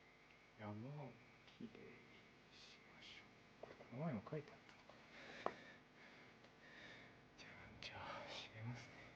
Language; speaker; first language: Japanese; native; Japanese